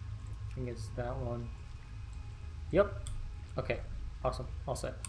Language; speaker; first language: English; native; English